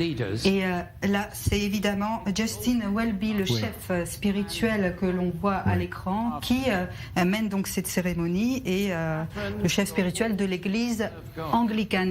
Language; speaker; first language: French; native; French